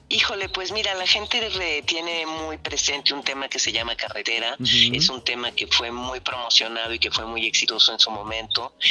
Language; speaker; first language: Spanish; native; Spanish